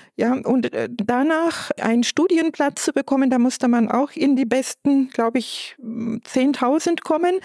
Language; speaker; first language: German; non-native, fluent; Turkish